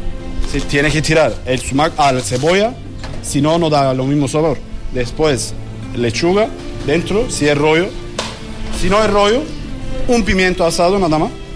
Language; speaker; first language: Spanish; non-native, learner; Turkish